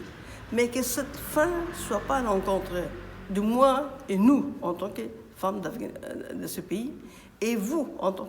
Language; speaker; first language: French; non-native, fluent; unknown